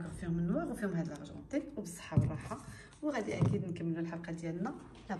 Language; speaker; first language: Arabic; native; Arabic